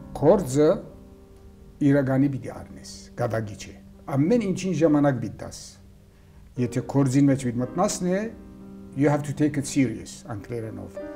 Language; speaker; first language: Armenian; early bilingual, heritage; Armenian